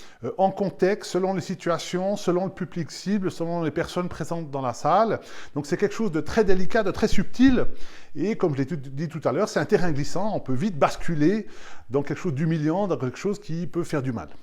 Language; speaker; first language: French; native; French